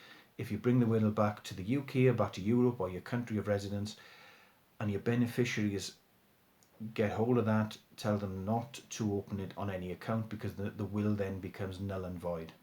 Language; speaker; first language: English; native; English